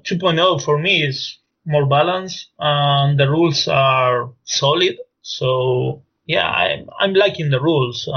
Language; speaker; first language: English; non-native, fluent; Spanish